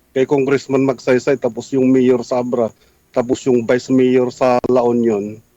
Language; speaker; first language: Filipino; non-native, local second language; Iloko